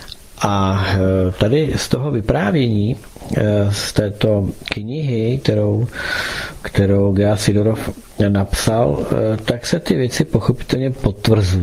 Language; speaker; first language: Czech; native; Czech